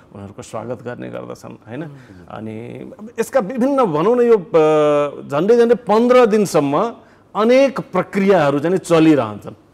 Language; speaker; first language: Nepali; non-native, local second language; Maithili